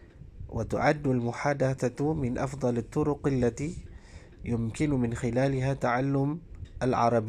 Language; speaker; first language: Arabic; non-native, fluent; Malay